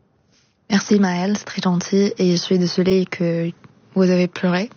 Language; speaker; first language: French; non-native, fluent; Arabic